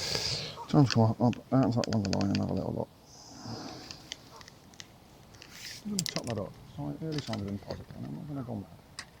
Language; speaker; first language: English; native; English